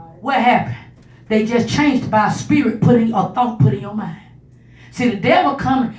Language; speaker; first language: English; native; English